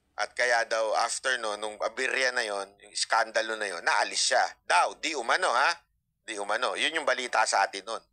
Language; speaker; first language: Filipino; native; Filipino